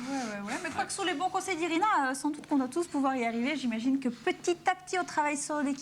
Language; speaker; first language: French; native; French